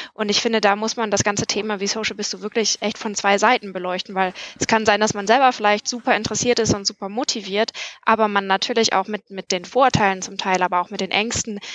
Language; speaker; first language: German; native; German